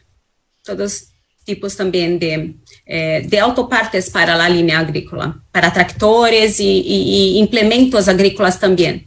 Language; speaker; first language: Spanish; non-native, fluent; Portuguese